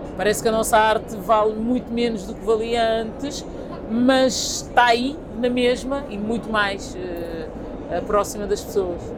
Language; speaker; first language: Portuguese; early bilingual, other home language; Kabuverdianu